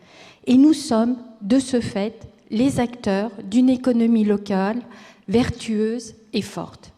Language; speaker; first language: French; native; French